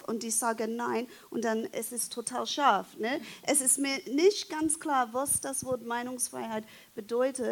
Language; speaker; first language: German; non-native, fluent; English